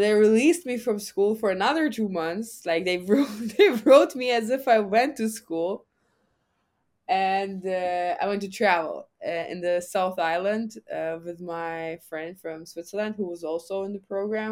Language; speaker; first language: English; non-native, fluent; German